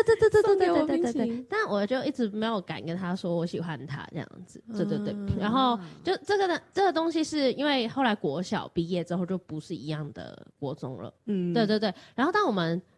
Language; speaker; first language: Chinese; native; Chinese